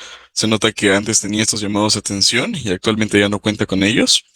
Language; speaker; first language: Spanish; native; Spanish